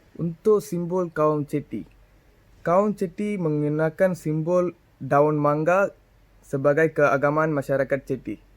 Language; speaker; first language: Malay; non-native, local second language; Tamil